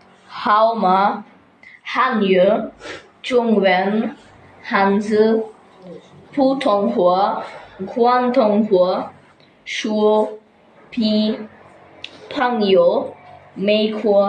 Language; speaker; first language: Chinese; non-native, learner; Bangla